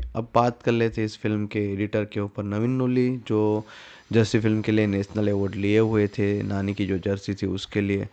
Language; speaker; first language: Hindi; native; Hindi